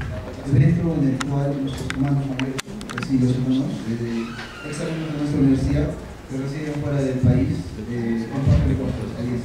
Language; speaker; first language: Spanish; native; Spanish